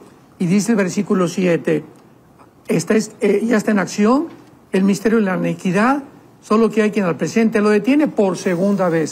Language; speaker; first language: Spanish; native; Spanish